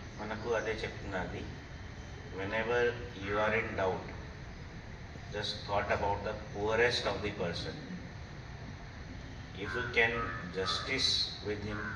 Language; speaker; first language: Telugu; non-native, local second language; Hindi